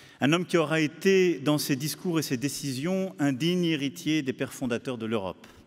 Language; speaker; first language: French; native; French